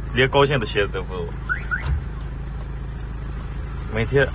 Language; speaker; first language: Chinese; native; Chinese